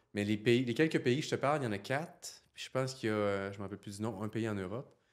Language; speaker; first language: French; native; French